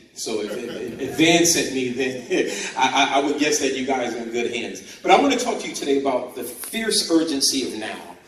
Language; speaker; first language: English; native; English